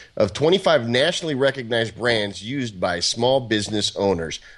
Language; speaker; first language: English; native; English